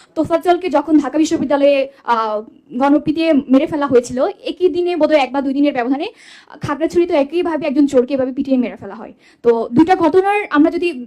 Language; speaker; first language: Bangla; non-native, local second language; Chakma